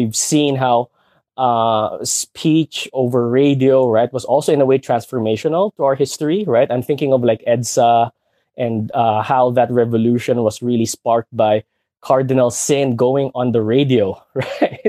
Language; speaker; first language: English; non-native, local second language; Filipino